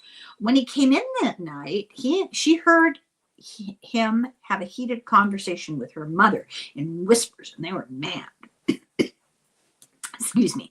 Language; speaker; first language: English; native; English